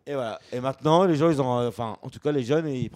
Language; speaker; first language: French; native; French